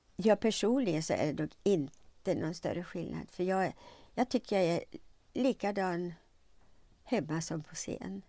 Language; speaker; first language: Swedish; native; Swedish